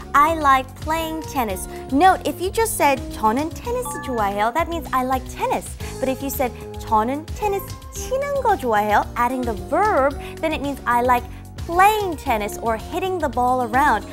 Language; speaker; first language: English; native; English